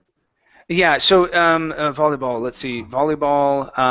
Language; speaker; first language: English; native; English